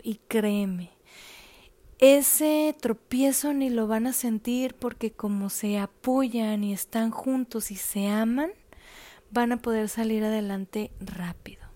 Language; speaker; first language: Spanish; native; Spanish